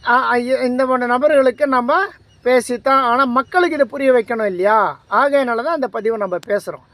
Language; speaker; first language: Tamil; native; Tamil